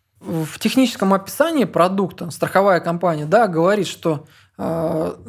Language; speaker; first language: Russian; native; Russian